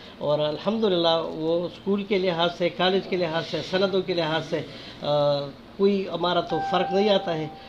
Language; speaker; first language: Urdu; non-native, local second language; Pashto